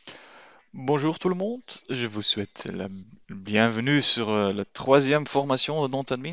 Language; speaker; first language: French; non-native, local second language; Dutch